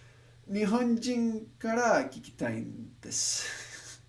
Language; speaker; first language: Japanese; non-native, learner; English